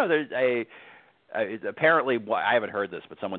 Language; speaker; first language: English; native; English